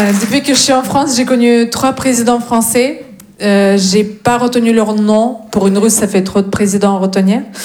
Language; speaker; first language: French; non-native, fluent; Russian